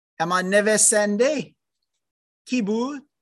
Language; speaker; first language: Persian; non-native, learner; German